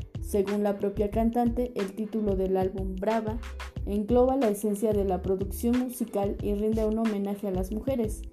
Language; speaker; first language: Spanish; native; Spanish